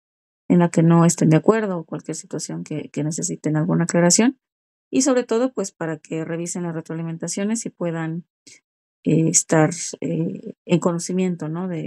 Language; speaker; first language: Spanish; native; Spanish